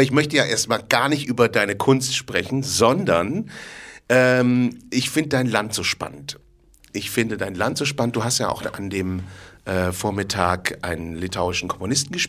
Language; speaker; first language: German; native; German